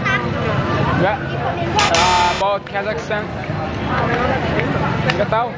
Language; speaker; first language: Indonesian; non-native, learner; Kazakh